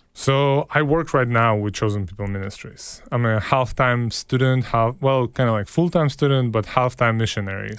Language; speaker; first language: English; early bilingual, other home language; Hebrew